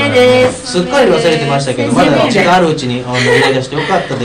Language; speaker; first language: Japanese; native; Japanese